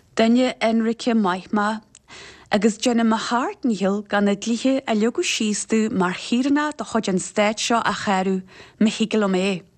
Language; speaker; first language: Irish; native; Irish